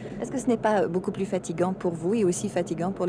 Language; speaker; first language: French; native; French